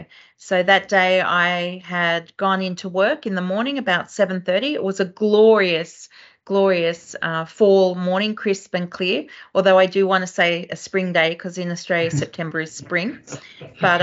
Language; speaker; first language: English; native; English